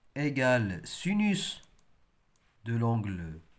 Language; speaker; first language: French; non-native, local second language; Arabic